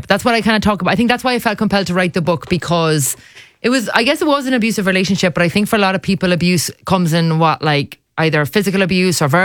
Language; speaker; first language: English; native; English